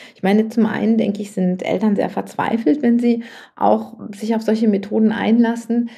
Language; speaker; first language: German; native; German